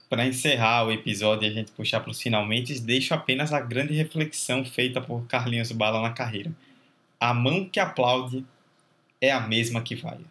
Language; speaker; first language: Portuguese; native; Portuguese